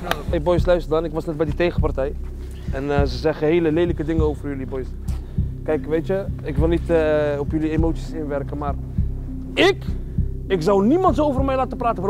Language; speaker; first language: Dutch; native; Dutch